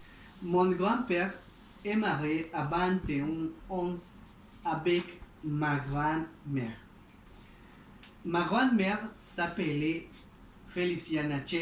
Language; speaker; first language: French; non-native, learner; Spanish